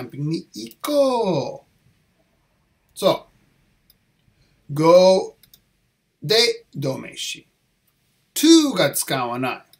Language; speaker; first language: Japanese; non-native, learner; English